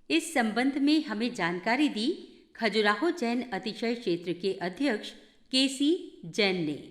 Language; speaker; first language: Hindi; native; Hindi